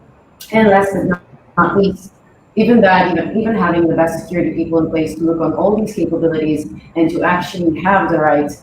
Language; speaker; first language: English; non-native, fluent; Hebrew